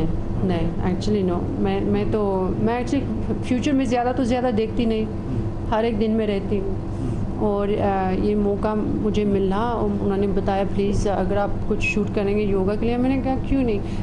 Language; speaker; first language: Hindi; non-native, fluent; English